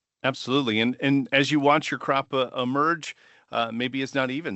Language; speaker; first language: English; native; English